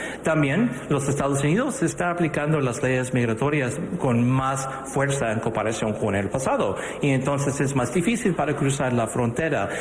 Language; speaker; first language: Spanish; early bilingual, other home language; English